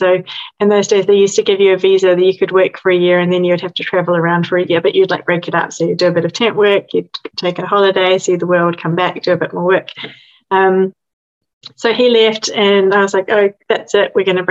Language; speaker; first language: English; native; English